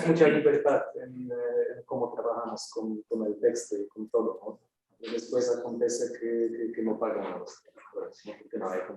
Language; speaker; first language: Spanish; non-native, fluent; Polish